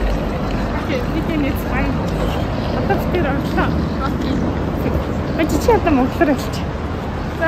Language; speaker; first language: German; non-native, learner; Mongolian